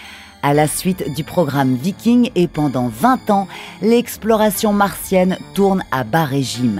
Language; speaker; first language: French; native; French